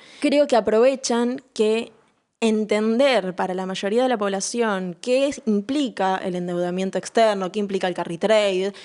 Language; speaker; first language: Spanish; native; Spanish